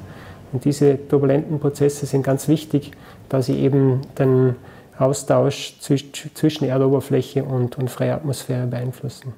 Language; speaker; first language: German; native; German